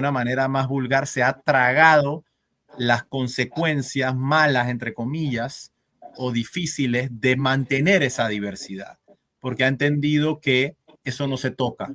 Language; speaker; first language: Spanish; native; Spanish